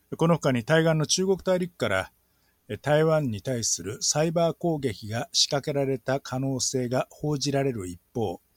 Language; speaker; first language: Japanese; native; Japanese